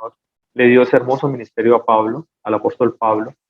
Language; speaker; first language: Spanish; native; Spanish